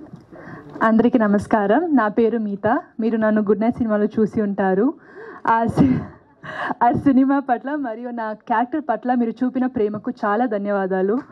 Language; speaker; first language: Telugu; non-native, learner; Tamil